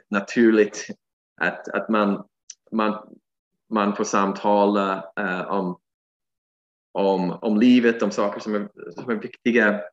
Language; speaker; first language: Swedish; non-native, fluent; English